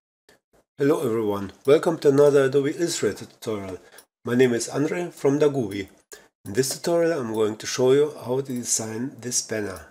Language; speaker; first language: English; non-native, fluent; German